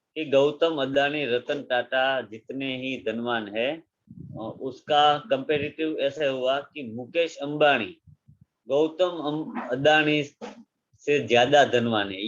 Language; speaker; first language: Hindi; non-native, local second language; Gujarati